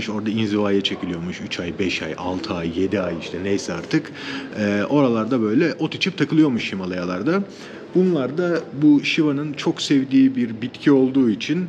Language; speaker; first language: Turkish; native; Turkish